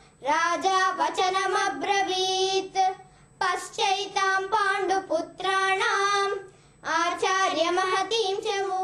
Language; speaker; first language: Telugu; native; Telugu